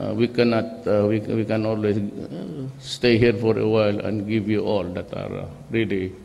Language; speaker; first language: English; non-native, local second language; Cebuano